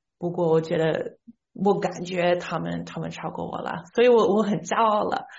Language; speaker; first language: Chinese; non-native, fluent; English